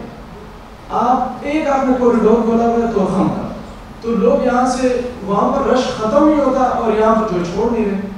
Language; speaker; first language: Urdu; non-native, local second language; Pashto